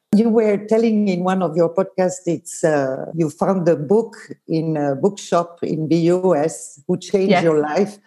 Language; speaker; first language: English; non-native, fluent; Swiss German